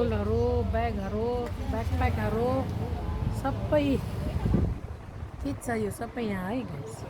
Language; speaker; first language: Nepali; non-native, learner; Filipino